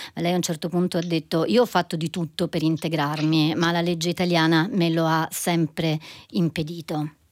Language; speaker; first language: Italian; native; Italian